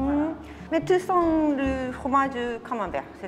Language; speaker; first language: French; non-native, learner; Japanese